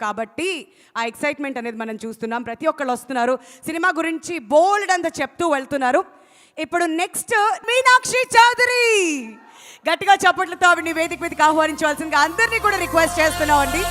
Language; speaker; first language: Telugu; native; Telugu